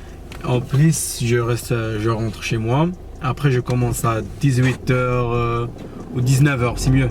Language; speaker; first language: French; non-native, learner; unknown